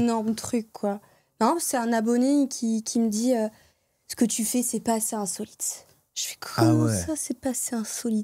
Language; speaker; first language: French; native; French